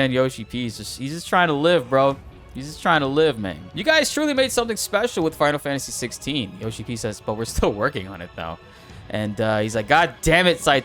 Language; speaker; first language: English; native; English